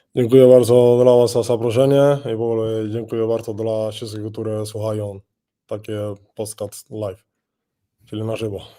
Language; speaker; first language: Polish; non-native, learner; Spanish